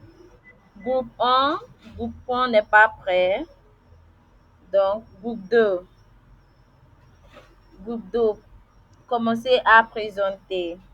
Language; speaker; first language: French; non-native, learner; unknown